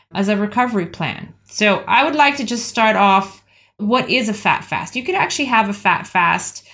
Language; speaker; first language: English; native; English